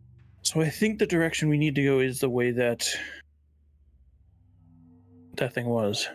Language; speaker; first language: English; native; English